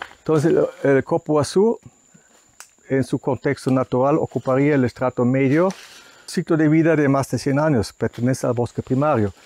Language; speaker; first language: Spanish; non-native, fluent; German